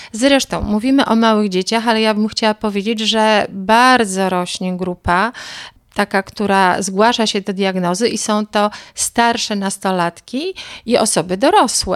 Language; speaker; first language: Polish; native; Polish